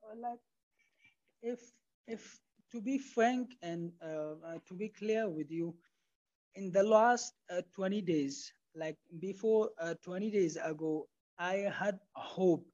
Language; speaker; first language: English; non-native, fluent; Pashto